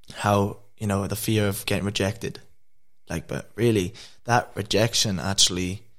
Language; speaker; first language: English; native; English